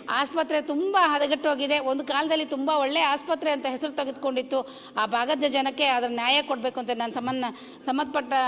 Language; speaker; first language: Kannada; native; Kannada